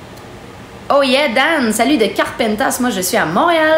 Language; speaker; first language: French; native; French